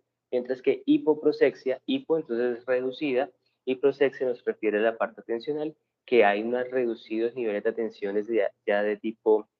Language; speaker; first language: Spanish; native; Spanish